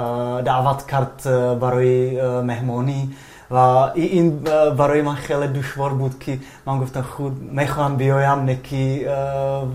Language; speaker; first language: Persian; non-native, fluent; Czech